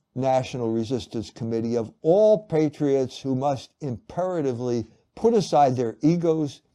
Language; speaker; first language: English; native; English